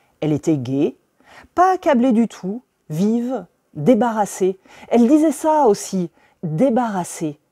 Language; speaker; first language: French; native; French